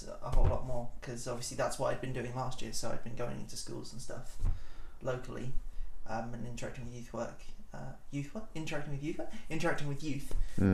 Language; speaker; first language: English; native; English